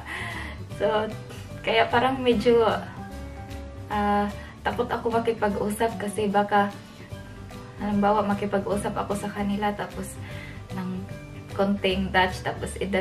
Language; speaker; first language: Filipino; non-native, local second language; Cebuano